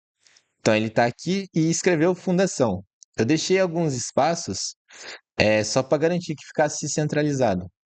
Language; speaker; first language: Portuguese; native; Portuguese